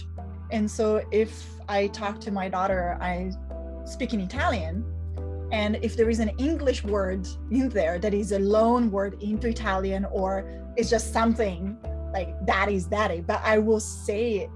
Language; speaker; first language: English; non-native, fluent; Italian